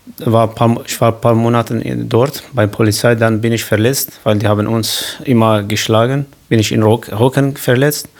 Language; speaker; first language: German; non-native, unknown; Kurdish